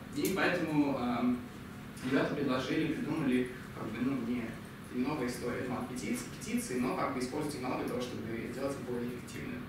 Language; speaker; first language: Russian; native; Russian